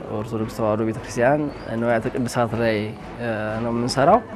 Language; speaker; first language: Amharic; native; Amharic